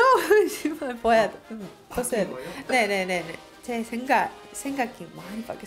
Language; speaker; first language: Korean; non-native, learner; Greek